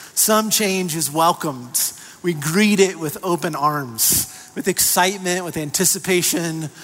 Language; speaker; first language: English; native; English